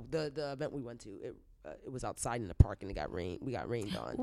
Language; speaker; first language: English; native; English